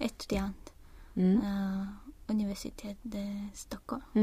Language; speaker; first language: French; non-native, learner; Spanish